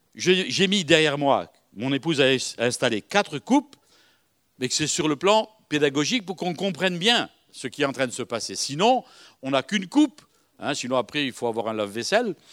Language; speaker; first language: French; native; French